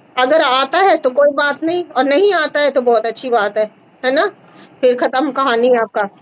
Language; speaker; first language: Hindi; native; Hindi